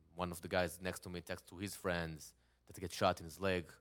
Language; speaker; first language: English; non-native, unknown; Hebrew